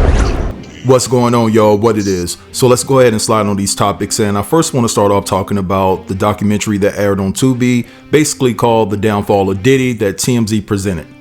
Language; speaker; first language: English; native; English